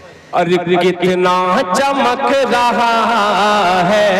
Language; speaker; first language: Urdu; native; Urdu